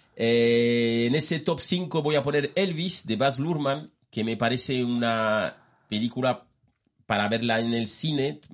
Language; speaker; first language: Spanish; non-native, fluent; French